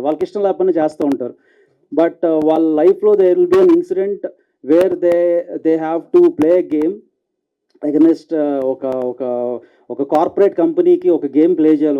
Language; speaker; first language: Telugu; native; Telugu